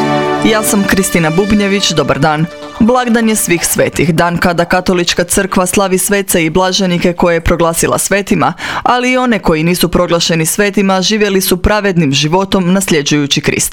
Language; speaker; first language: Croatian; native; Croatian